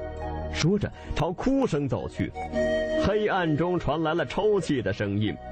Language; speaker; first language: Chinese; native; Chinese